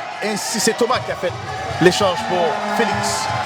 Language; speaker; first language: French; native; French